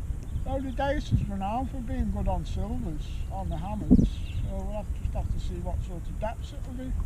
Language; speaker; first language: English; native; English